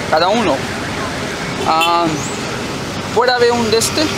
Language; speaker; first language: Portuguese; non-native, learner; Spanish